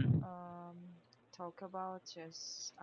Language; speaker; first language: English; non-native, learner; Korean